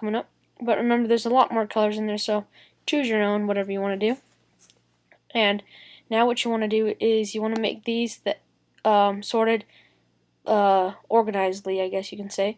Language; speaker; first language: English; native; English